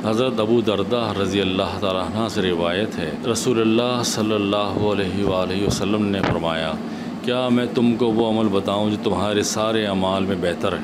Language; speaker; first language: Urdu; native; Urdu